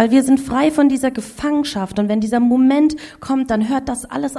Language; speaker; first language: German; native; German